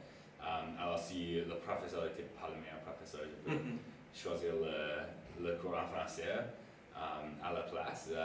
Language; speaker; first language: French; non-native, local second language; English